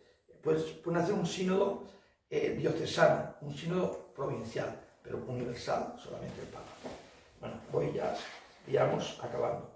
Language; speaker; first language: Spanish; native; Spanish